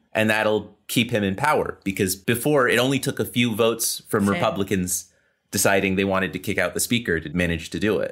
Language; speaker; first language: English; native; English